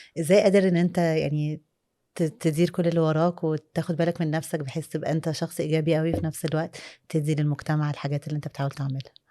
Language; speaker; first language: Egyptian Arabic; native; Egyptian Arabic